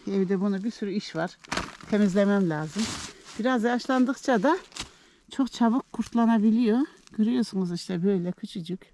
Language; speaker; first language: Turkish; native; Turkish